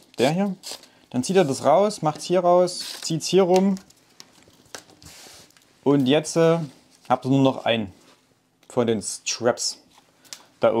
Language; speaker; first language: German; native; German